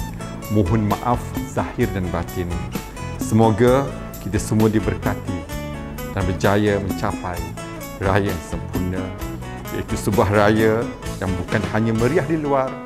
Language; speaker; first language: Malay; native; Malay